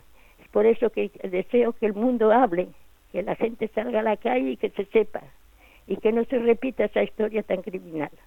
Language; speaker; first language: Spanish; native; Spanish